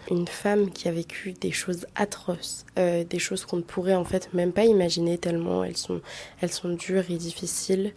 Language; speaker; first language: French; native; French